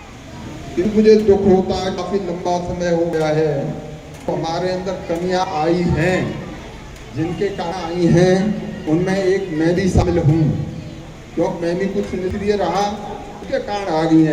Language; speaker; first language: Hindi; native; Hindi